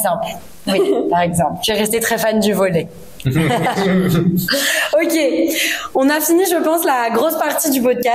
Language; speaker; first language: French; native; French